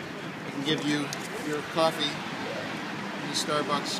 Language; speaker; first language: English; native; English